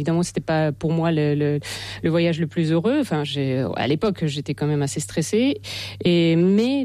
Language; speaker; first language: French; non-native, fluent; Russian